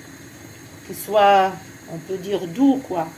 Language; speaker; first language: French; non-native, fluent; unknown